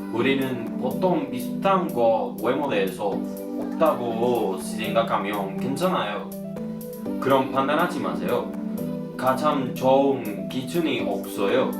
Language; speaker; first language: Korean; non-native, learner; Spanish